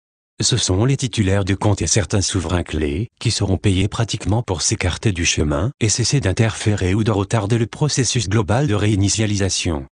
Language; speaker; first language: French; native; French